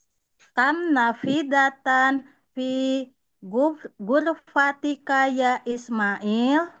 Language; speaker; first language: Arabic; non-native, learner; Indonesian